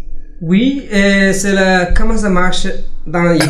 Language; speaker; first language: French; non-native, learner; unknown